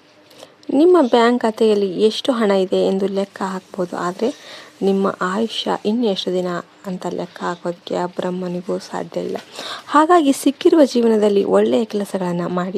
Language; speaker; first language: Kannada; native; Kannada